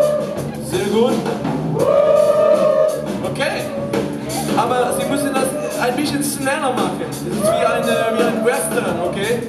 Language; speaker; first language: German; non-native, learner; Dutch